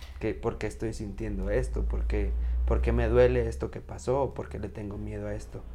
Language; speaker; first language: Spanish; native; Spanish